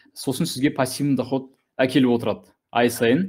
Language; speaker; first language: Russian; non-native, local second language; Kazakh